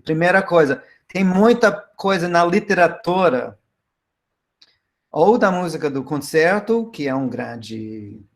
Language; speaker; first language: Portuguese; non-native, fluent; English